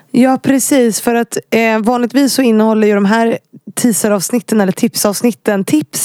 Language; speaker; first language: Swedish; native; Swedish